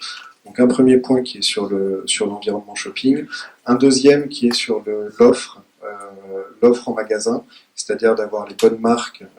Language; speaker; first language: French; native; French